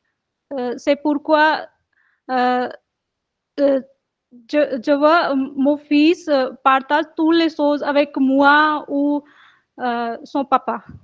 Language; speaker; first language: French; non-native, learner; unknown